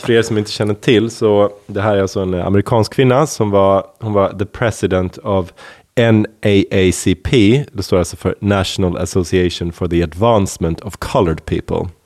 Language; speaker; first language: Swedish; native; Swedish